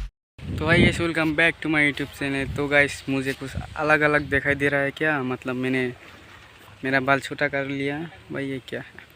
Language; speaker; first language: Hindi; non-native, local second language; Assamese